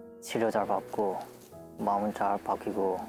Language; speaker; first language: Korean; non-native, learner; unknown